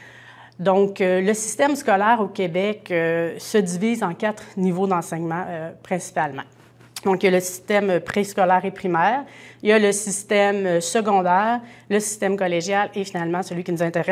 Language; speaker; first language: French; native; French